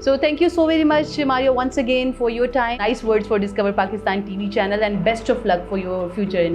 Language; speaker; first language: English; non-native, fluent; Urdu